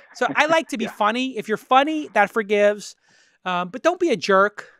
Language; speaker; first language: English; native; English